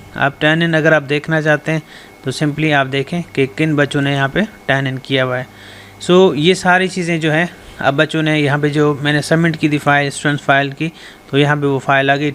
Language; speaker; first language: Urdu; non-native, local second language; Sindhi